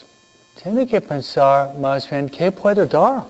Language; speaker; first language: Spanish; non-native, fluent; English